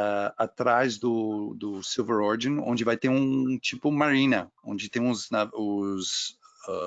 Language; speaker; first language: Portuguese; non-native, fluent; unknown